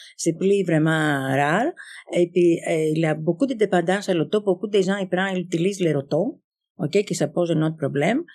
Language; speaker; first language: French; non-native, fluent; Greek